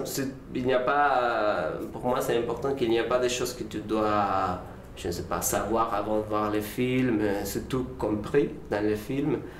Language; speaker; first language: French; non-native, learner; Spanish